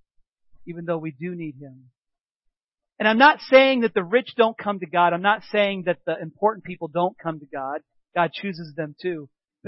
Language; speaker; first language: English; native; English